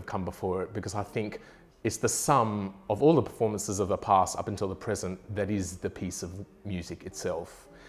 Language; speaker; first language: English; native; English